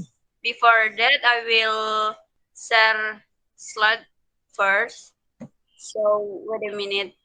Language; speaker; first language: English; non-native, learner; Indonesian